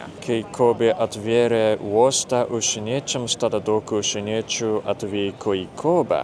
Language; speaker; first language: Lithuanian; non-native, fluent; Japanese